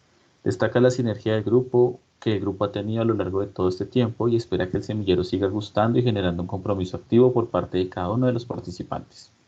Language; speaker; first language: Spanish; native; Spanish